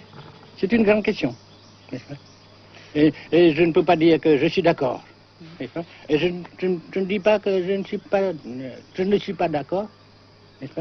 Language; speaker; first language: French; non-native, local second language; Vietnamese